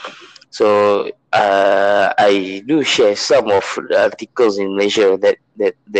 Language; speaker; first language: English; non-native, local second language; Malay